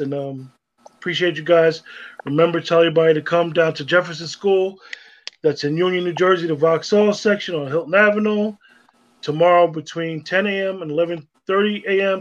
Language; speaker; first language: English; native; English